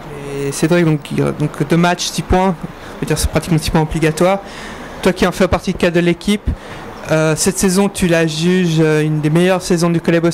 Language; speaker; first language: French; native; French